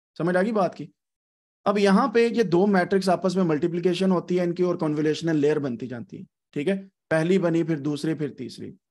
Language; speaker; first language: Urdu; non-native, local second language; Punjabi